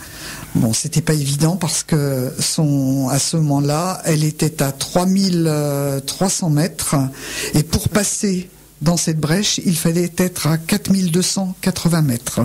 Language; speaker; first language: French; native; French